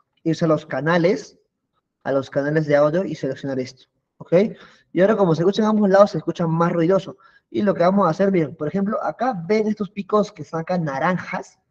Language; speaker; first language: Spanish; native; Spanish